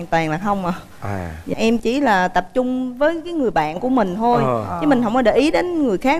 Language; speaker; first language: Vietnamese; native; Vietnamese